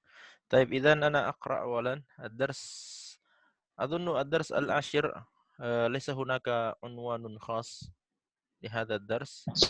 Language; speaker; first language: Arabic; non-native, fluent; Indonesian